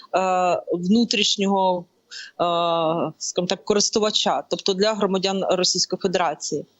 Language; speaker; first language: Ukrainian; native; Ukrainian